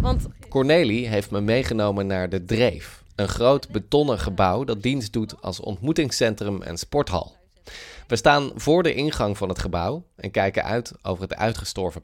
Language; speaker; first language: Dutch; native; Dutch